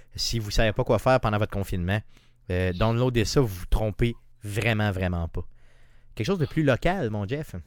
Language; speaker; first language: French; native; French